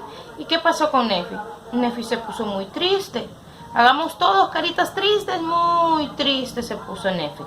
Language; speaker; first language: Spanish; native; Spanish